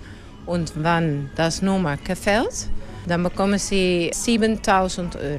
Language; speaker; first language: German; non-native, learner; Dutch